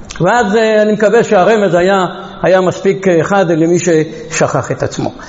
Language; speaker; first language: Hebrew; non-native, fluent; Hungarian